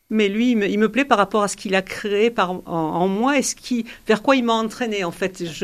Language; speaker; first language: French; native; French